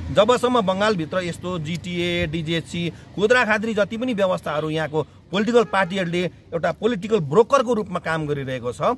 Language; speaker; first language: Nepali; native; Nepali